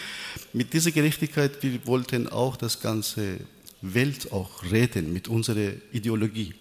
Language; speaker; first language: German; non-native, learner; Persian